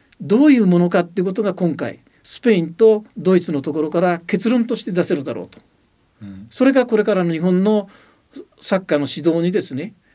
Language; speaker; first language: Japanese; native; Japanese